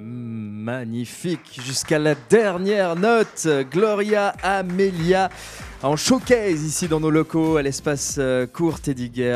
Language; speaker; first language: French; native; French